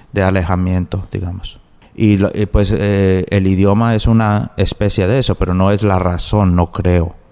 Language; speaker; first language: Spanish; early bilingual, heritage; Spanish